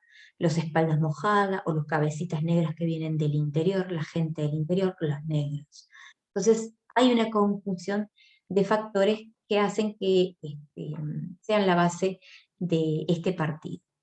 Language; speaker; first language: Spanish; native; Spanish